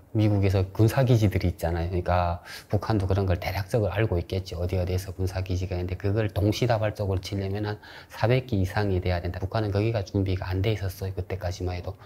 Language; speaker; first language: Korean; native; Korean